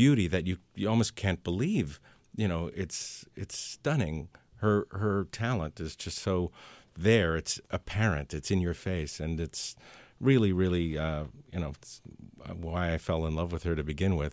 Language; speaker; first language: English; early bilingual, other home language; Spanish